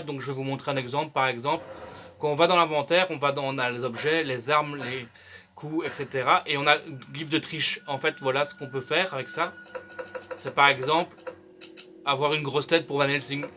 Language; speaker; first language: French; native; French